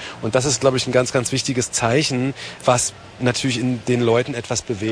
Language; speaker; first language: German; native; German